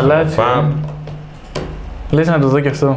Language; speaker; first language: Greek; native; Greek